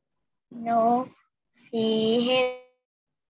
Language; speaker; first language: English; non-native, learner; Vietnamese